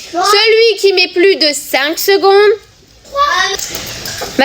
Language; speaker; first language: French; native; French